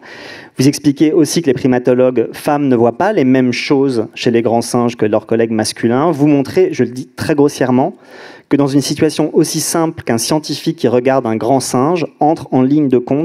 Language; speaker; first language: French; native; French